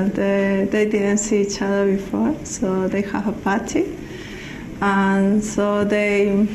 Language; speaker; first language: English; non-native, learner; Spanish